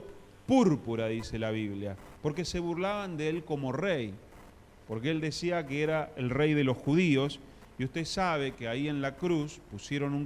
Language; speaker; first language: Spanish; native; Spanish